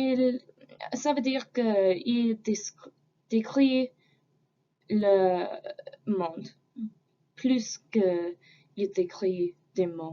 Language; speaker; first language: French; non-native, fluent; English